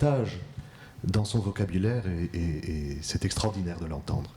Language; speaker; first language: French; native; French